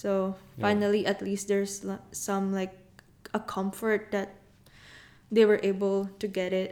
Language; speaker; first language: English; non-native, local second language; Filipino